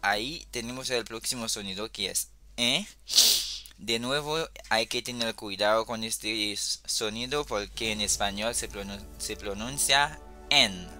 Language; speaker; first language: Spanish; non-native, fluent; Haitian Creole